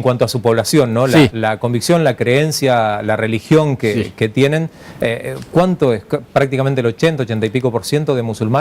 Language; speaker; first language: Spanish; native; Spanish